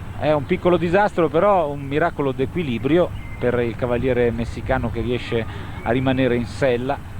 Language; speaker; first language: Italian; native; Italian